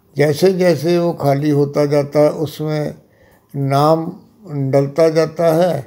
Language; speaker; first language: Hindi; non-native, local second language; Punjabi